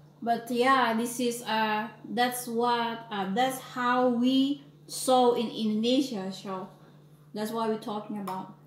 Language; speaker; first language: English; non-native, learner; Indonesian